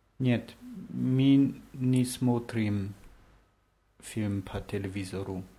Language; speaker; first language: Russian; non-native, learner; German